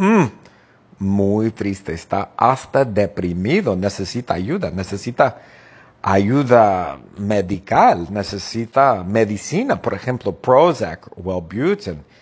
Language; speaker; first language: Spanish; non-native, fluent; English